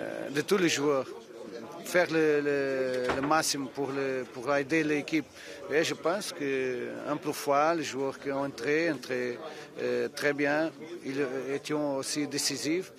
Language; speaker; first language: French; non-native, fluent; Portuguese